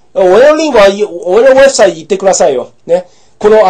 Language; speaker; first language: Japanese; non-native, fluent; English